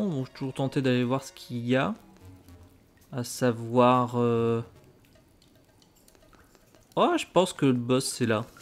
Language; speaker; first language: French; native; French